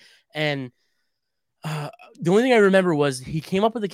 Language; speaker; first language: English; native; English